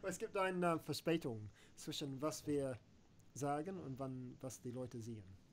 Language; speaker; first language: German; non-native, learner; English